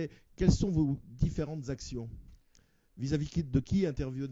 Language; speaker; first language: French; native; French